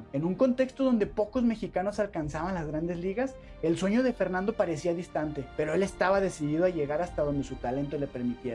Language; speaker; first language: Spanish; native; Spanish